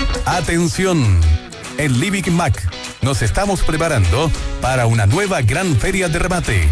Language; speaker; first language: Spanish; native; Spanish